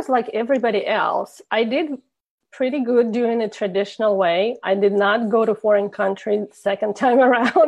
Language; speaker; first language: English; non-native, fluent; Russian